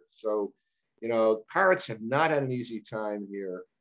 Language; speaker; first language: English; native; English